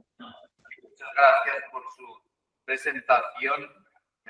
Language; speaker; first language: Spanish; native; Spanish